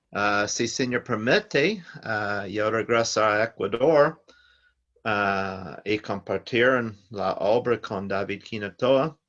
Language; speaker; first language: Spanish; non-native, learner; English